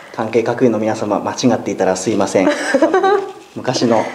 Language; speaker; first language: Japanese; native; Japanese